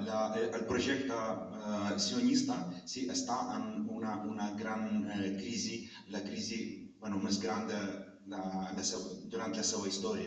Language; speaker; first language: Catalan; non-native, fluent; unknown